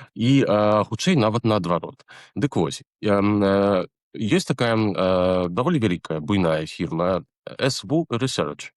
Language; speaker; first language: Belarusian; native; Belarusian